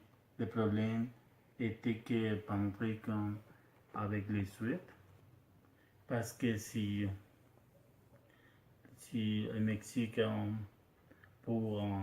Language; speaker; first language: French; non-native, learner; Spanish